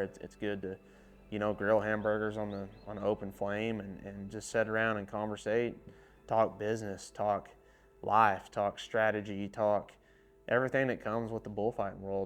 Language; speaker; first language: English; native; English